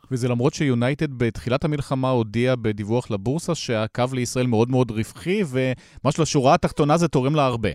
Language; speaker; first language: Hebrew; native; Hebrew